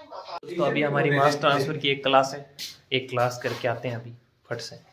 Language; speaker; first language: Hindi; native; Hindi